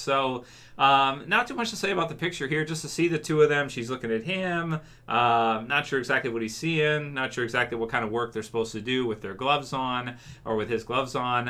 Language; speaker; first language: English; native; English